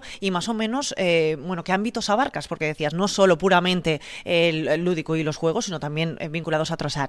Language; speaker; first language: Spanish; native; Spanish